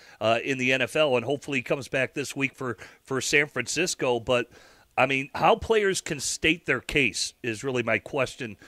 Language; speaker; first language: English; native; English